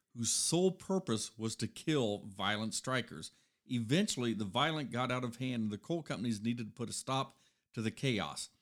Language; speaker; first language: English; native; English